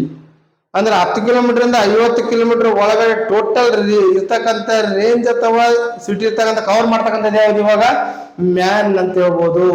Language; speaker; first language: Kannada; native; Kannada